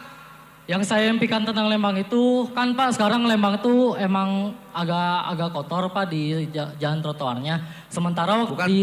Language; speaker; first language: Indonesian; native; Indonesian